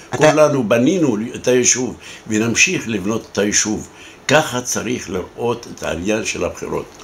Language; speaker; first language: Hebrew; non-native, local second language; Arabic